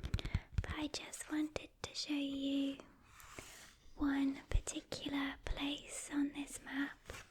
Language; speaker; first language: English; native; English